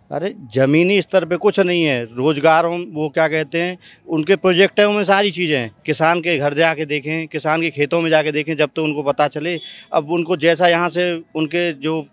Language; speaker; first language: Hindi; native; Hindi